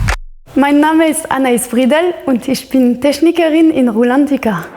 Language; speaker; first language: German; non-native, fluent; French